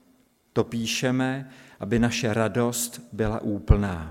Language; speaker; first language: Czech; native; Czech